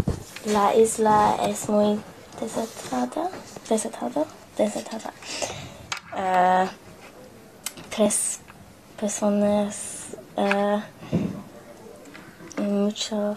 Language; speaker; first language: Spanish; non-native, learner; English